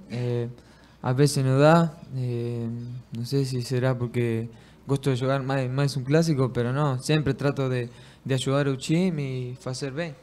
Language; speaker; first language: Portuguese; non-native, learner; Spanish